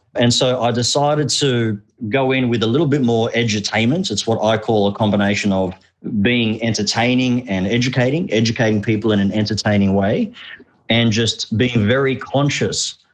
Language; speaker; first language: English; early bilingual, other home language; Arabic